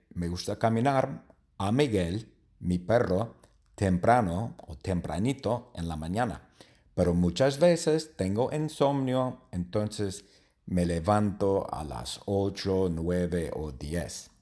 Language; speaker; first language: Spanish; non-native, learner; English